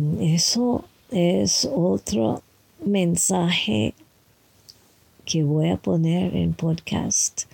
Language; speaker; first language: Spanish; non-native, fluent; French